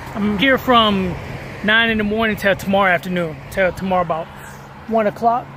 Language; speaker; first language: English; native; English